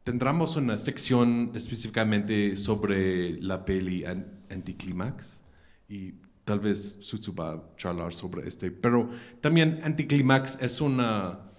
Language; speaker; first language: Spanish; non-native, fluent; English